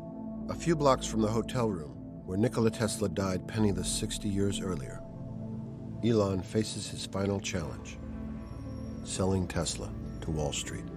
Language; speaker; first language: English; native; English